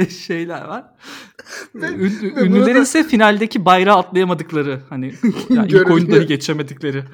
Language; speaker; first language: Turkish; native; Turkish